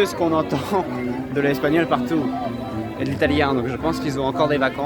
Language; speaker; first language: French; native; French